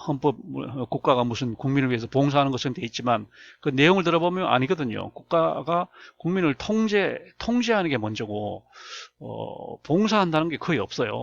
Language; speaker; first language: Korean; native; Korean